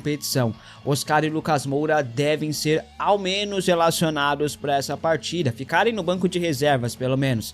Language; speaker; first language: Portuguese; native; Portuguese